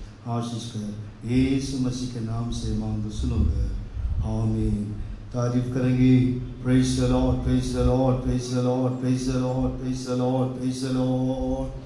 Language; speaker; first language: Hindi; non-native, local second language; Tamil